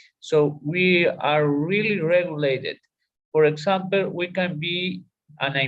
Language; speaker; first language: English; non-native, learner; Spanish